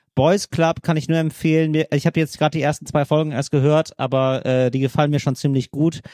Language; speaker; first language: German; native; German